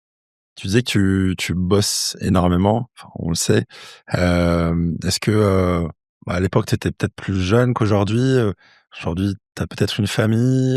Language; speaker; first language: French; native; French